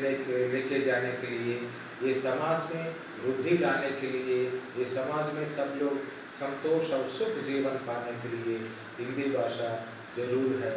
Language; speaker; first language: Hindi; non-native, local second language; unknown